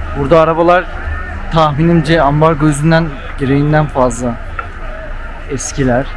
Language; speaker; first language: Turkish; non-native, local second language; Kurdish